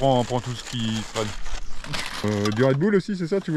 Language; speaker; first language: French; native; French